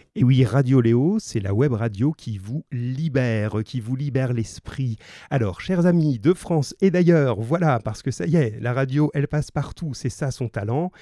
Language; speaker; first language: French; native; French